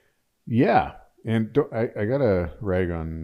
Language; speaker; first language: English; native; English